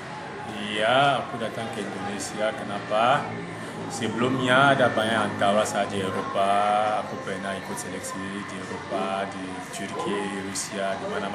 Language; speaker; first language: Indonesian; non-native, fluent; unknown